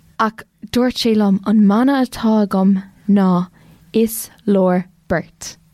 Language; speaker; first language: Irish; non-native, local second language; English